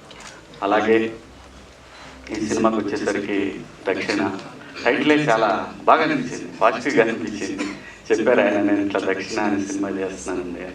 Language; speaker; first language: Telugu; native; Telugu